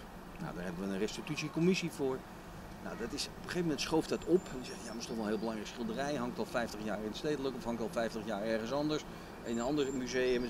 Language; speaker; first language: Dutch; native; Dutch